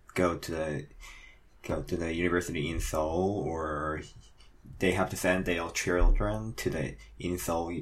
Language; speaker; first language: English; non-native, fluent; Korean